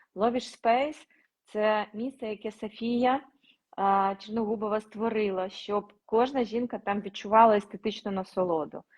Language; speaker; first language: Ukrainian; non-native, local second language; Russian